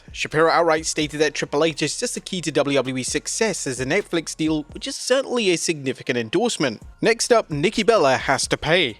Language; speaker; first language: English; native; English